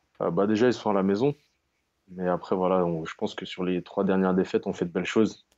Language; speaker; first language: French; native; French